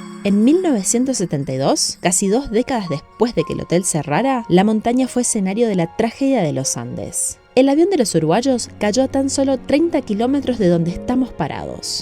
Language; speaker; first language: Spanish; native; Spanish